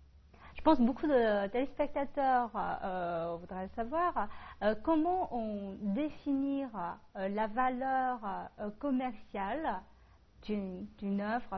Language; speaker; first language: French; non-native, fluent; Chinese